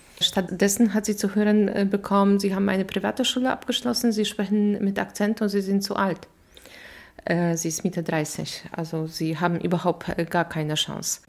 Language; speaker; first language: German; non-native, fluent; Polish